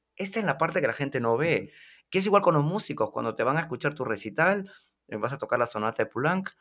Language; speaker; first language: Spanish; native; Spanish